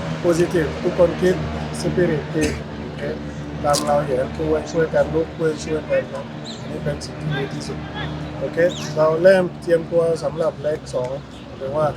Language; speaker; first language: Thai; non-native, learner; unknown